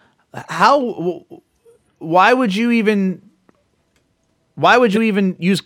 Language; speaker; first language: English; native; English